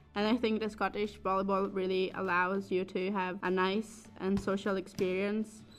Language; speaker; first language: English; non-native, fluent; Italian